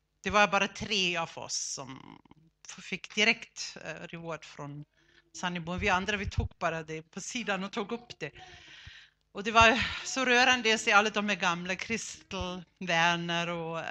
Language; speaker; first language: Swedish; non-native, fluent; German